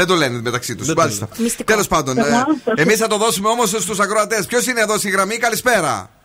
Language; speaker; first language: Greek; native; Greek